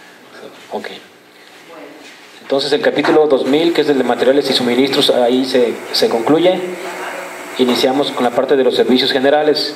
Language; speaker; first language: Spanish; native; Spanish